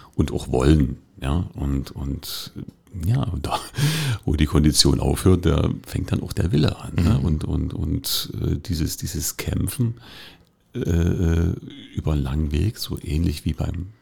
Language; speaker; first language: German; native; German